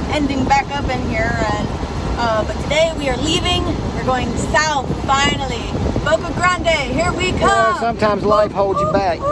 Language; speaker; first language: English; native; English